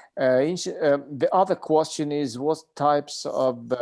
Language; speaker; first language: English; non-native, learner; Ukrainian